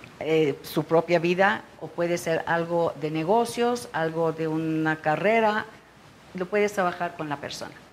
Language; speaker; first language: Spanish; non-native, fluent; Turkish